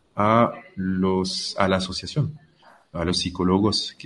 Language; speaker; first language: Spanish; non-native, fluent; French